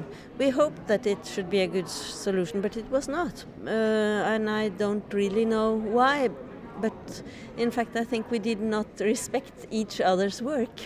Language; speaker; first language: English; non-native, fluent; Norwegian